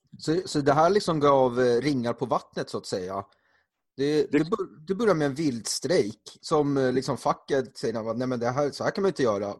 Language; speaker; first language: Swedish; native; Swedish